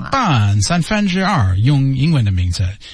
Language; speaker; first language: Chinese; non-native, learner; English